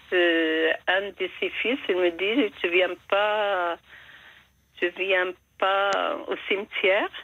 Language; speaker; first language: French; non-native, fluent; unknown